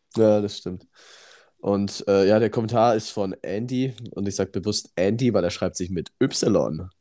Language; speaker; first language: German; native; German